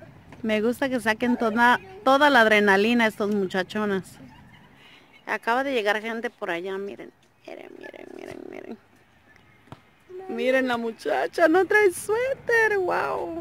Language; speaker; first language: Spanish; native; Spanish